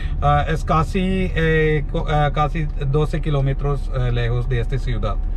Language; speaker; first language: Spanish; non-native, learner; Malayalam